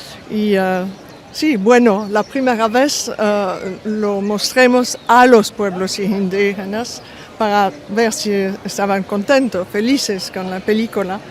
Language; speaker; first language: Spanish; non-native, fluent; French